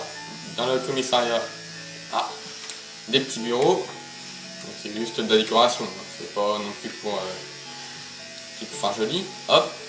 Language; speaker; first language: French; native; French